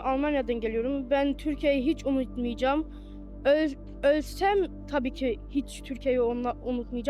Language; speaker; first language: Turkish; early bilingual, heritage; Turkish